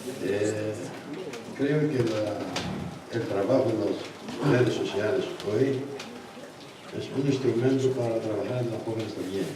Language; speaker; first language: Spanish; non-native, learner; Greek